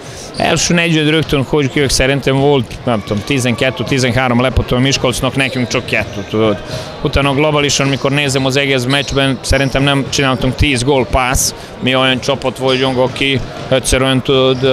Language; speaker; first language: Hungarian; non-native, fluent; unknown